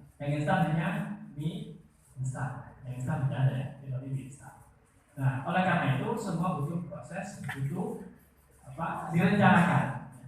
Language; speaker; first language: Indonesian; non-native, local second language; Madurese